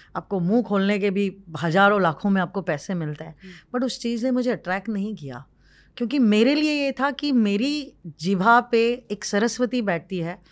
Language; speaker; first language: Hindi; non-native, local second language; Marwari